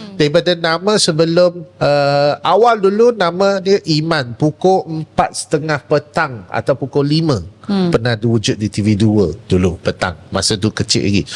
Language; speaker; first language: Malay; non-native, local second language; Chinese